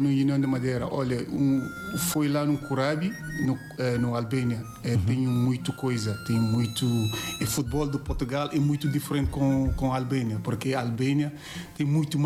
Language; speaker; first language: Portuguese; non-native, learner; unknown